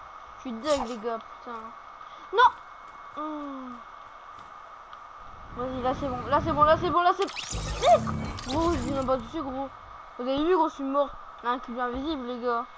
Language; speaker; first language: French; native; French